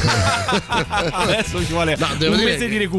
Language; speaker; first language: Italian; native; Italian